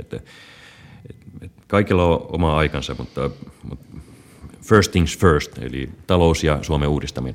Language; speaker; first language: Finnish; native; Finnish